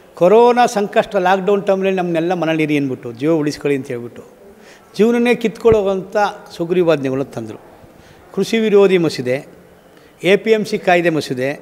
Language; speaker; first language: Kannada; native; Kannada